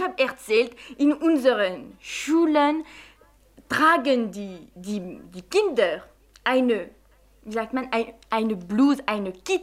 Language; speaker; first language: German; non-native, fluent; French